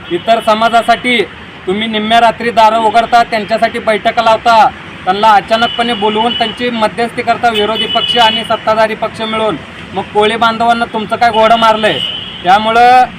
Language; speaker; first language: Marathi; native; Marathi